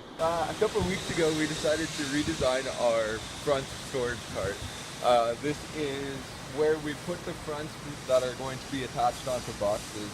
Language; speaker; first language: English; native; English